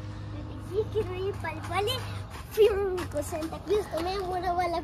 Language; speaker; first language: Spanish; early bilingual, heritage; Spanish